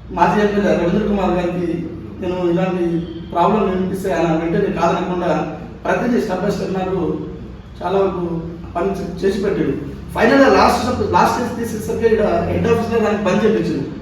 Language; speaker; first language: Telugu; non-native, local second language; Lambadi